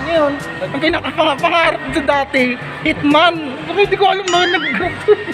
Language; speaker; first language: Filipino; non-native, local second language; Hiligaynon